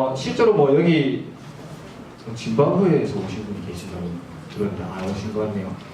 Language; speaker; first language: Korean; non-native, fluent; Japanese